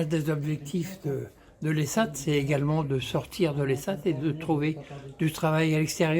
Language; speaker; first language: French; native; French